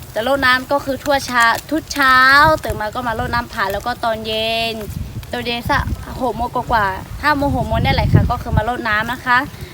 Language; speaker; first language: Thai; non-native, local second language; Lahu